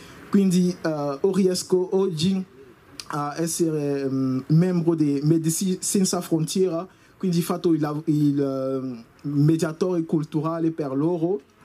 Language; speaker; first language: Italian; non-native, learner; French